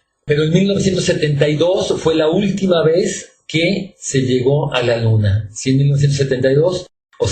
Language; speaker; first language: Spanish; native; Spanish